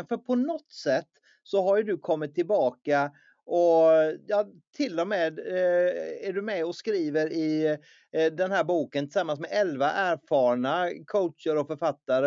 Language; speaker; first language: Swedish; native; Swedish